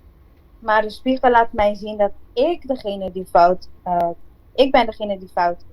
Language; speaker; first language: Dutch; non-native, local second language; Papiamento